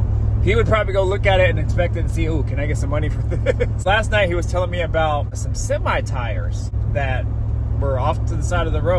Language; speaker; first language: English; native; English